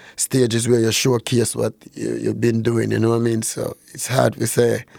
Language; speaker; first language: English; non-native, local second language; Jamaican Creole English